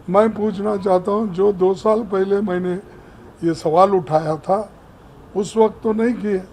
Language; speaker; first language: Hindi; non-native, local second language; Kannada